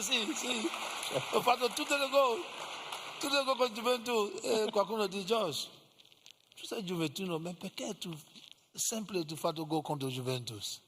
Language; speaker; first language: Italian; non-native, learner; English